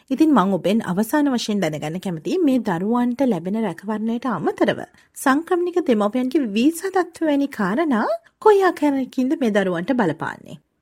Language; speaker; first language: Sinhala; native; Sinhala